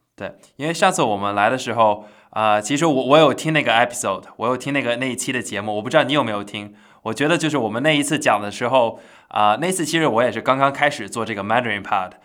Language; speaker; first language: Chinese; native; Chinese